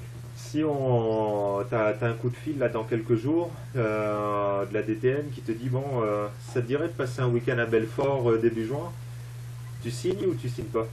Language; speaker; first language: French; native; French